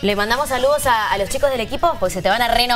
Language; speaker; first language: Spanish; native; Spanish